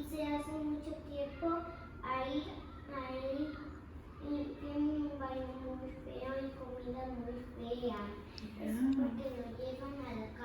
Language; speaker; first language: Spanish; early bilingual, heritage; Spanish